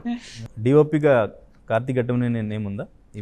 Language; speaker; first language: Telugu; native; Telugu